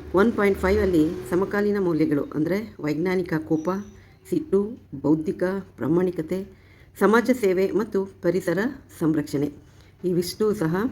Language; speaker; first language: Kannada; native; Kannada